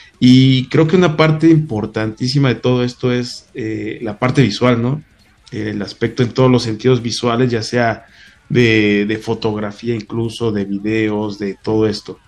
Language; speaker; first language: Spanish; native; Spanish